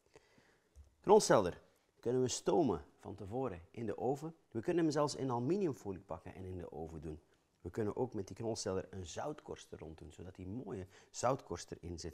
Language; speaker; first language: Dutch; native; Dutch